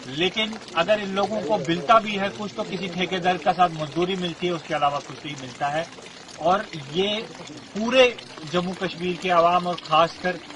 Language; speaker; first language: Urdu; non-native, local second language; Kashmiri